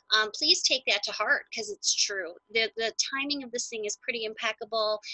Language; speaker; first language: English; native; English